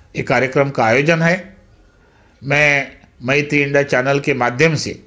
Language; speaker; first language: Hindi; non-native, local second language; Marathi